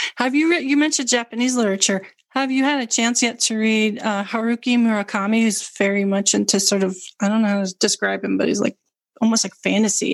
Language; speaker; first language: English; native; English